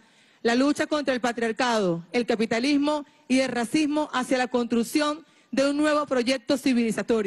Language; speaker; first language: Spanish; native; Spanish